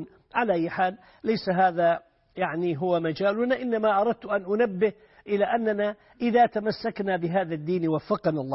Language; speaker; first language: Arabic; native; Arabic